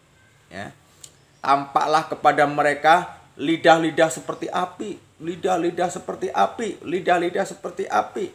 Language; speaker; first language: Indonesian; native; Indonesian